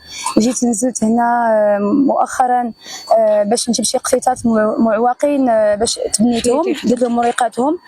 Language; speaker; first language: Arabic; early bilingual, heritage; Arabic